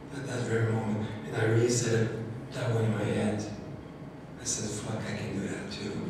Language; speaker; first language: English; non-native, fluent; Cree